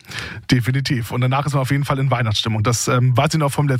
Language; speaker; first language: German; native; German